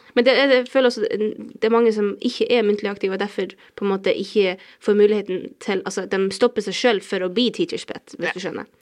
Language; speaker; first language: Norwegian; native; Norwegian